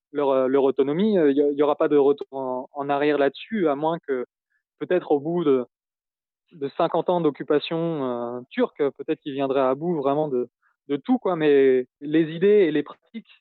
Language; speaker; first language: French; native; French